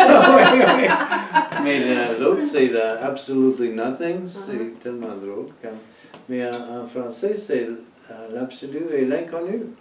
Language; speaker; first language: French; non-native, fluent; English